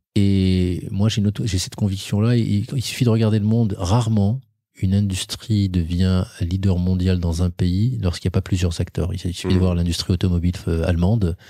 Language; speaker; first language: French; non-native, local second language; Arabic